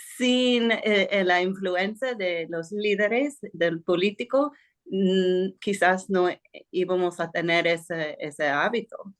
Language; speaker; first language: Spanish; non-native, fluent; English